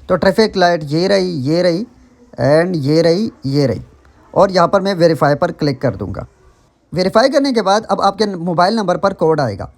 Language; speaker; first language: Urdu; non-native, local second language; Pashto